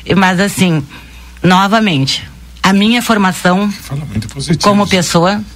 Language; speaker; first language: Portuguese; native; Portuguese